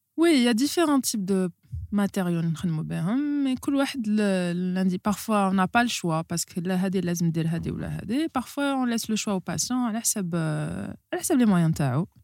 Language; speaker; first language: French; non-native, local second language; Arabic